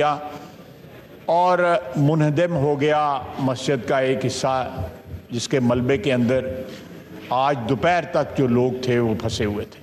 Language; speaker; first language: Urdu; non-native, local second language; Punjabi